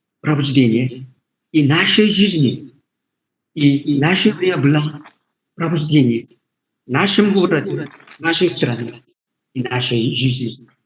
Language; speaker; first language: Russian; non-native, learner; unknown